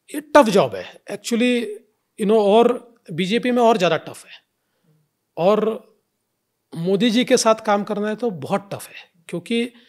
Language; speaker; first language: Hindi; non-native, local second language; Marathi